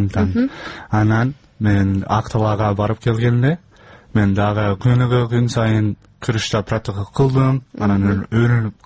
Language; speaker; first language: Kyrgyz; non-native, learner; English